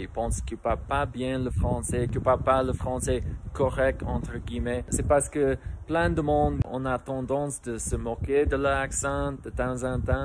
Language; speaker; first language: French; non-native, fluent; English